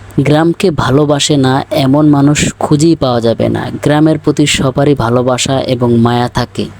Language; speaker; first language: Bangla; native; Bangla